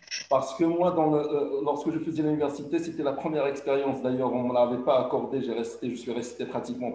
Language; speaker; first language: French; non-native, local second language; Arabic